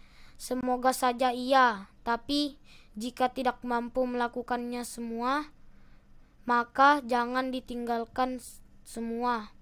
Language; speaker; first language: Indonesian; native; Indonesian